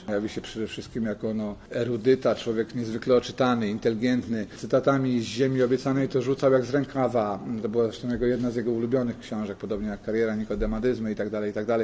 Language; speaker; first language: Polish; native; Polish